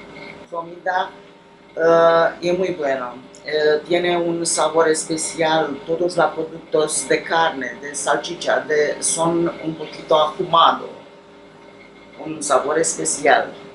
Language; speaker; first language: Spanish; non-native, learner; Romanian